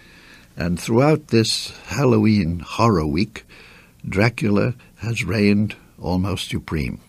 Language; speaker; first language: English; native; English